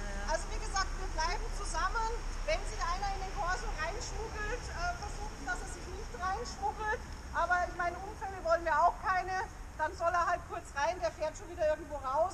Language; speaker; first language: German; native; German